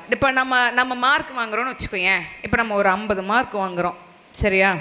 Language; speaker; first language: Tamil; non-native, local second language; Telugu